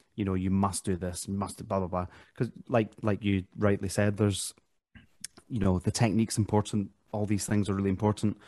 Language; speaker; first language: English; native; English